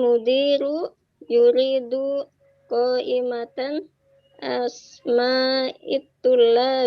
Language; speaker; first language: Arabic; non-native, learner; Indonesian